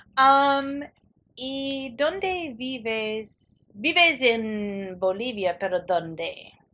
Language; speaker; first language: Spanish; non-native, fluent; English